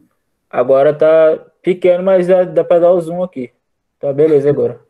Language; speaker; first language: Portuguese; native; Portuguese